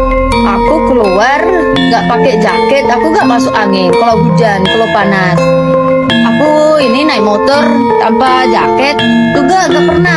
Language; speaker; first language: Indonesian; non-native, fluent; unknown